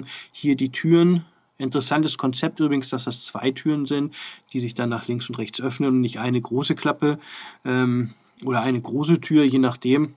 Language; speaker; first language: German; native; German